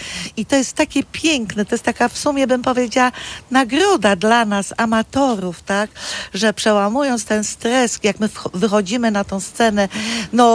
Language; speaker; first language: Polish; non-native, local second language; Kashubian